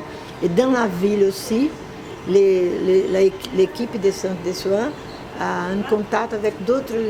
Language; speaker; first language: French; non-native, fluent; Portuguese